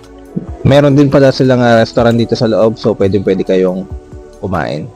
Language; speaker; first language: Filipino; native; Filipino